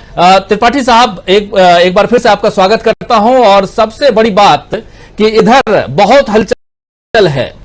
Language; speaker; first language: Hindi; native; Hindi